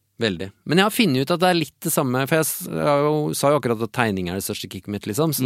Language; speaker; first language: Norwegian; native; Norwegian